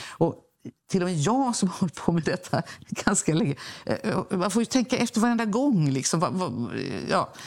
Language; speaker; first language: Swedish; native; Swedish